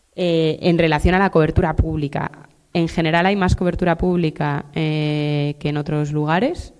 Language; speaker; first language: Spanish; native; Spanish